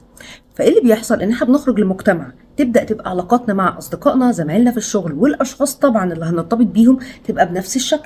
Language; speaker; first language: Arabic; native; Arabic